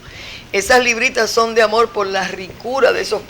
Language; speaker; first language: Spanish; native; Spanish